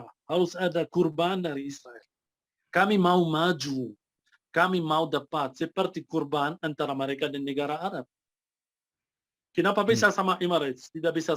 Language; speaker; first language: Indonesian; non-native, fluent; Arabic